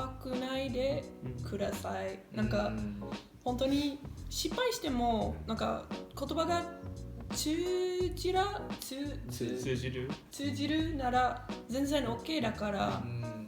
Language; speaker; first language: Japanese; non-native, fluent; English